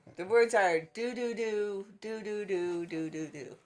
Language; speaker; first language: English; native; English